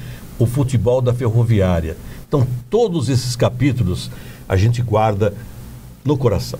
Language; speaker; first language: Portuguese; native; Portuguese